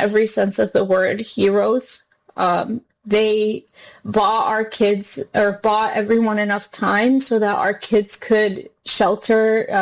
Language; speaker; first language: English; native; English